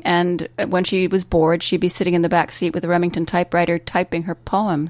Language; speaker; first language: English; native; English